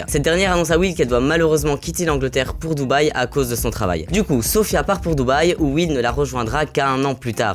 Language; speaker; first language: French; native; French